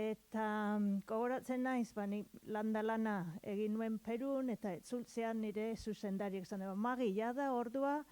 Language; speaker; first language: Basque; non-native, learner; English